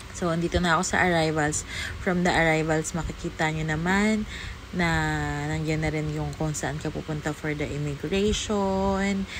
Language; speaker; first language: Filipino; native; Filipino